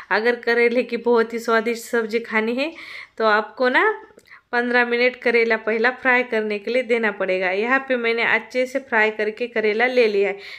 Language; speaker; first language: Hindi; non-native, local second language; Marathi